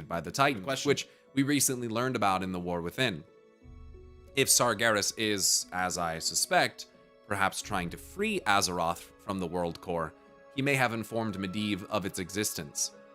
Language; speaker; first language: English; native; English